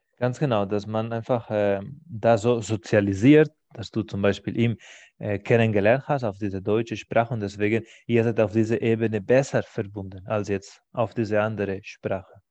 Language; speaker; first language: German; non-native, fluent; Spanish